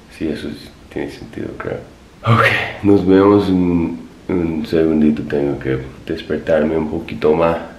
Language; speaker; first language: Spanish; non-native, fluent; English